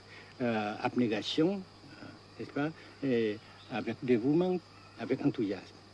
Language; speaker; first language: French; non-native, fluent; Vietnamese